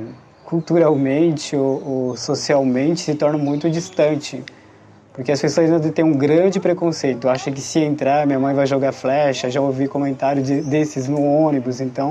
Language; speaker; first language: Portuguese; non-native, local second language; Guarani